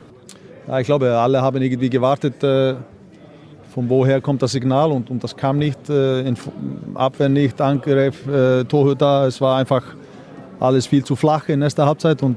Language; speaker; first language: German; non-native, fluent; Icelandic